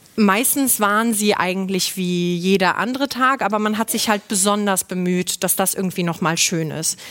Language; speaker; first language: German; non-native, local second language; Luxembourgish